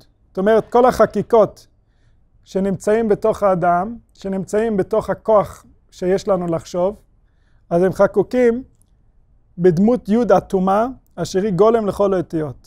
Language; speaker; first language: Hebrew; non-native, fluent; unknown